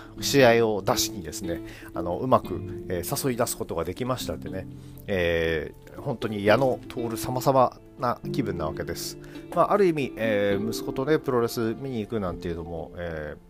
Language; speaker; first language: Japanese; native; Japanese